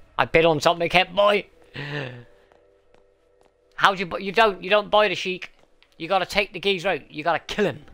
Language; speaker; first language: English; native; English